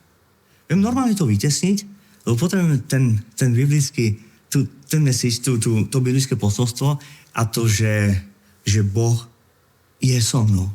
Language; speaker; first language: Slovak; native; Slovak